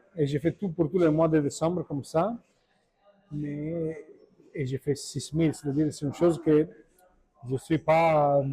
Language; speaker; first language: French; non-native, learner; Italian